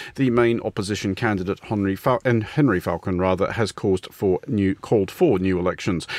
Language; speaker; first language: English; native; English